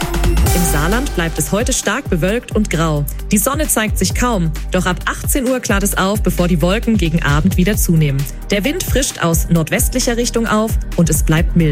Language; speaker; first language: German; native; German